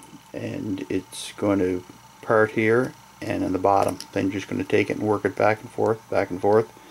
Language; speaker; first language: English; native; English